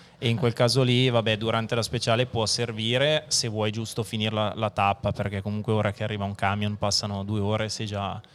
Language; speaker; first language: Italian; native; Italian